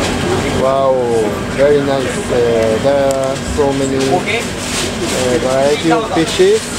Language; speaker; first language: English; non-native, learner; Japanese